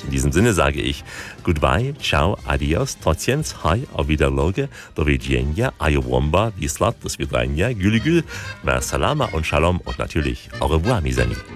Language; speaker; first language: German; native; German